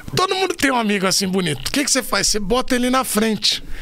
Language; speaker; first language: Portuguese; native; Portuguese